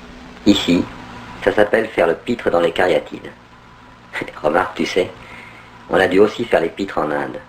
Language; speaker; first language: French; native; French